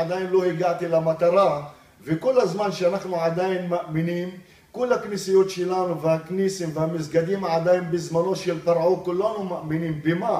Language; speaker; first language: Hebrew; non-native, local second language; Arabic